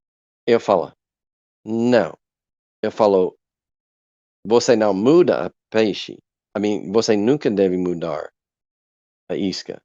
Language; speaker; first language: Portuguese; non-native, learner; English